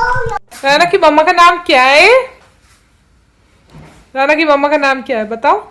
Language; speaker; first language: Hindi; native; Hindi